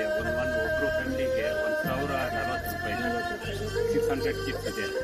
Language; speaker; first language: Kannada; non-native, learner; Tibetan